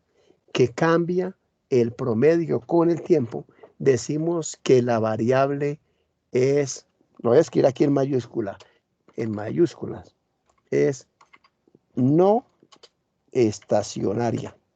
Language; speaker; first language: Spanish; native; Spanish